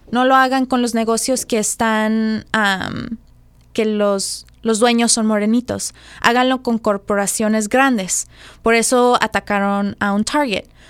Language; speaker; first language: Spanish; early bilingual, heritage; Spanish